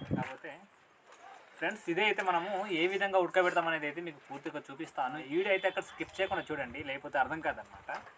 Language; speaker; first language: Telugu; non-native, local second language; Odia